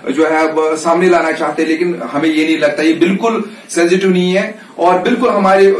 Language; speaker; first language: Hindi; non-native, local second language; Kashmiri